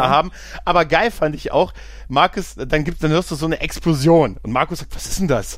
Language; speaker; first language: German; native; German